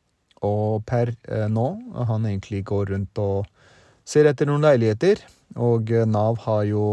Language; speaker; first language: Norwegian; early bilingual, other home language; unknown